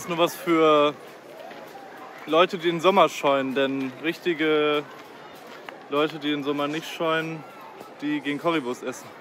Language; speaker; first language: German; native; German